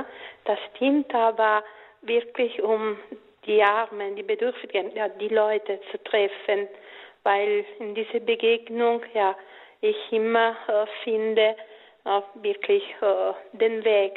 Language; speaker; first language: German; non-native, fluent; Italian